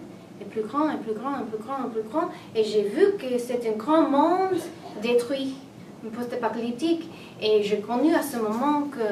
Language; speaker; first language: French; non-native, learner; English